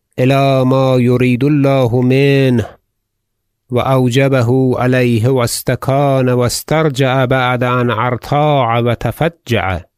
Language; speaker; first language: Arabic; non-native, fluent; Persian